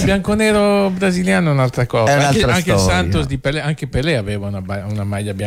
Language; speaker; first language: Italian; native; Italian